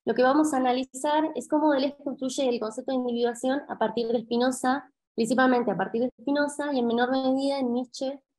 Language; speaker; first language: Spanish; native; Spanish